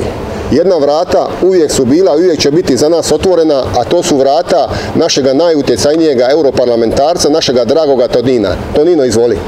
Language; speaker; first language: Serbian; native; Serbian